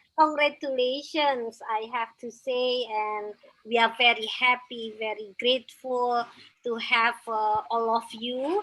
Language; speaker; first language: English; non-native, fluent; Indonesian